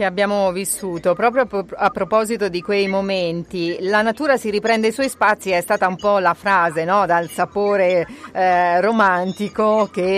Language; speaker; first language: Italian; native; Italian